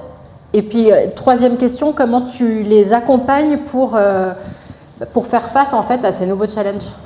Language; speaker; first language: French; native; French